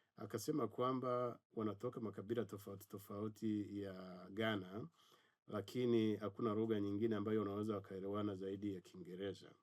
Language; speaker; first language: Swahili; non-native, local second language; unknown